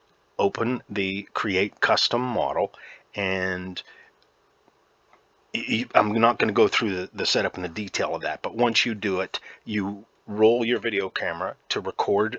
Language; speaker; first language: English; native; English